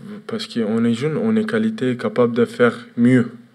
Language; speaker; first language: French; non-native, learner; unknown